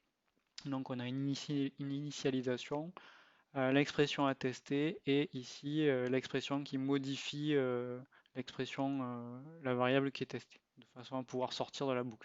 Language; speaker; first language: French; native; French